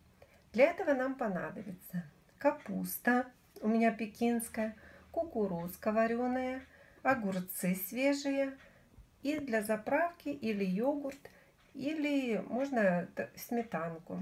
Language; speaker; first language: Russian; native; Russian